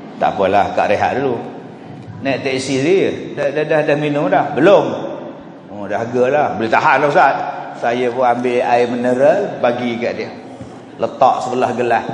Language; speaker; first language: Malay; native; Malay